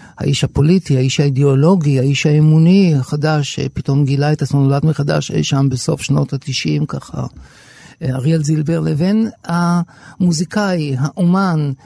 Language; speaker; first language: Hebrew; native; Hebrew